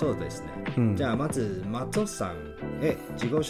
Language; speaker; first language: Japanese; non-native, fluent; Chinese